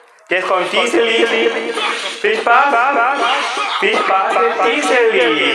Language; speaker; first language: German; non-native, learner; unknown